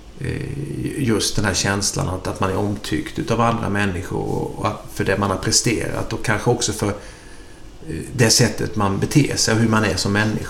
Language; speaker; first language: Swedish; native; Swedish